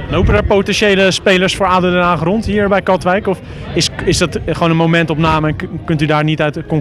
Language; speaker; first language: Dutch; native; Dutch